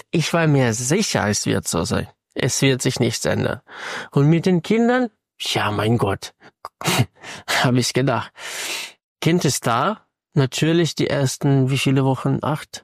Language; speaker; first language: German; non-native, fluent; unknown